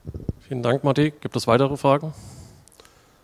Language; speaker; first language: German; native; German